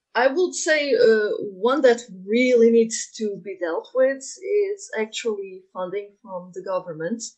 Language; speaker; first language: English; non-native, fluent; Portuguese